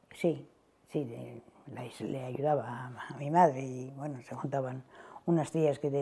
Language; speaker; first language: Spanish; native; Spanish